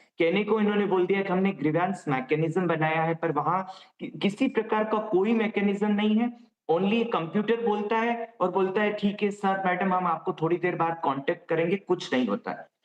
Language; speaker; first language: Hindi; native; Hindi